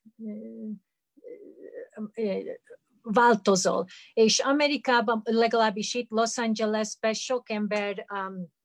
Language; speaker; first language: Hungarian; early bilingual, heritage; Hungarian